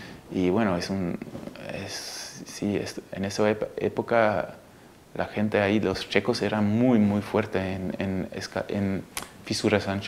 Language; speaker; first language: Spanish; early bilingual, heritage; Spanish